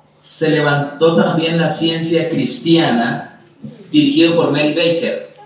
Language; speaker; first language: Spanish; native; Spanish